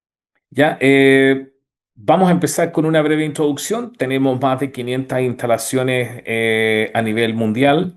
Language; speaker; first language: Spanish; native; Spanish